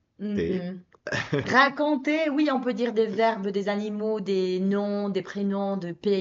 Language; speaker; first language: French; non-native, fluent; Spanish